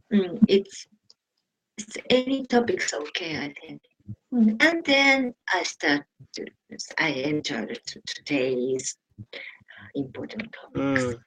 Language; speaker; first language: English; non-native, learner; Japanese